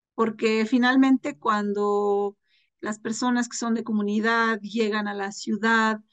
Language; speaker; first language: Spanish; non-native, local second language; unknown